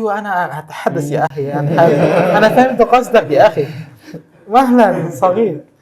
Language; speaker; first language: Arabic; non-native, fluent; Indonesian